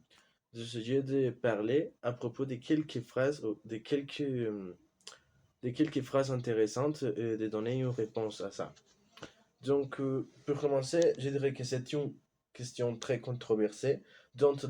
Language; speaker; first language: French; non-native, learner; Spanish